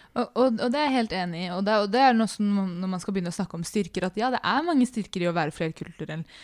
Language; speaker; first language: Norwegian; early bilingual, other home language; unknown